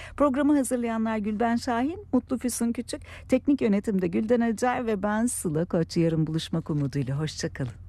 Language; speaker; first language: Turkish; native; Turkish